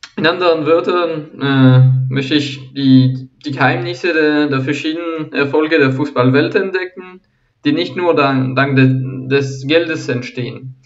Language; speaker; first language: German; non-native, fluent; French